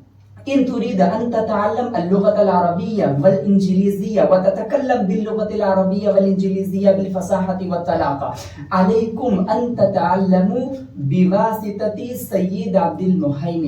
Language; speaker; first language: Arabic; non-native, learner; Hindi